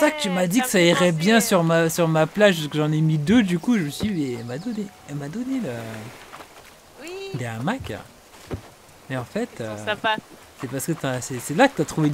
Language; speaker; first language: French; native; French